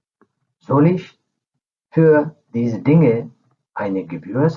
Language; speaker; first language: German; non-native, fluent; Urdu